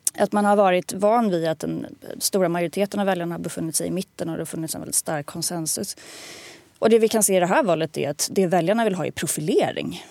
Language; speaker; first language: Swedish; native; Swedish